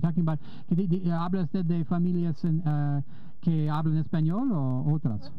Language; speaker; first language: Spanish; non-native, learner; English